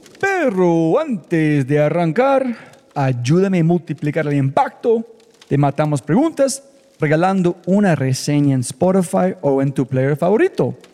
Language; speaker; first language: Spanish; non-native, fluent; English